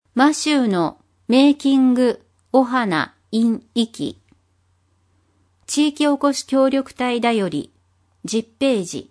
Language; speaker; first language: Japanese; non-native, fluent; English